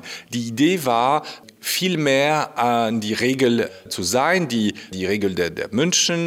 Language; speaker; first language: German; non-native, fluent; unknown